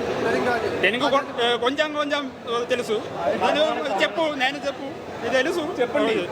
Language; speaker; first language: Telugu; non-native, learner; Malayalam